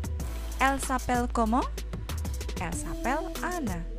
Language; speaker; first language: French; non-native, learner; Indonesian